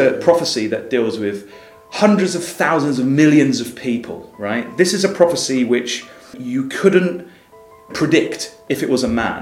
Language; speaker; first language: English; native; English